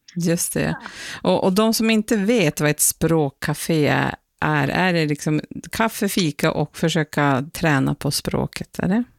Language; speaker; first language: Swedish; native; Swedish